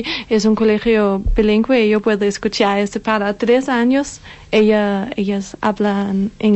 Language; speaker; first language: Spanish; non-native, learner; Danish